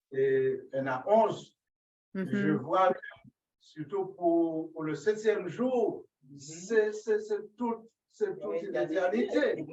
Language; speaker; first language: French; non-native, local second language; Haitian Creole